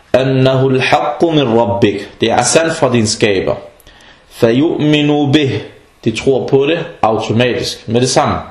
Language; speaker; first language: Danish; early bilingual, other home language; Arabic